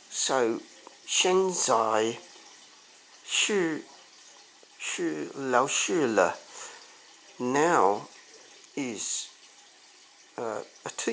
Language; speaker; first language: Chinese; non-native, learner; English